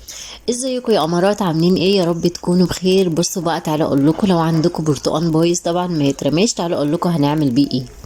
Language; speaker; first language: Arabic; native; Arabic